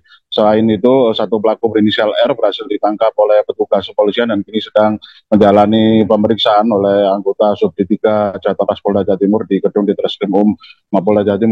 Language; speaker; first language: Indonesian; native; Indonesian